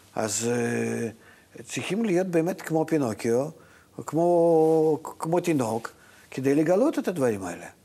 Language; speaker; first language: Hebrew; non-native, fluent; Russian